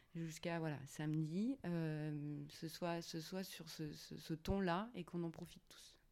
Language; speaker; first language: French; native; French